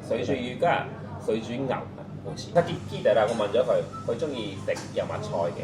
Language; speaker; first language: Cantonese; non-native, fluent; Japanese